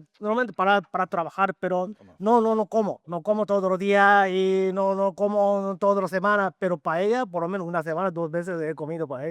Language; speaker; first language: Spanish; non-native, learner; Japanese